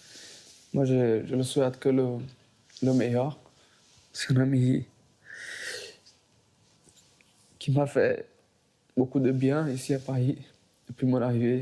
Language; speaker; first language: French; non-native, fluent; Portuguese